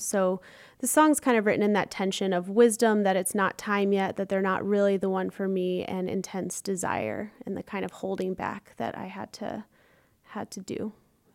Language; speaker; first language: English; native; English